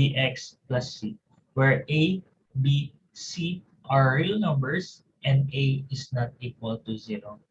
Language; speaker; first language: English; non-native, local second language; Filipino